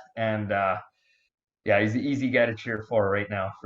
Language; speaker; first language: English; native; English